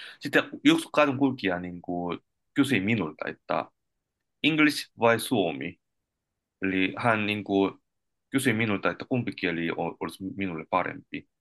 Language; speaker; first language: Finnish; non-native, fluent; Korean